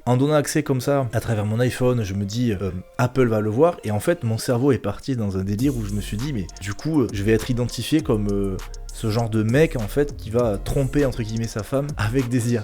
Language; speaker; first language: French; native; French